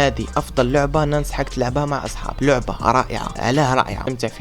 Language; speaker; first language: Arabic; native; Arabic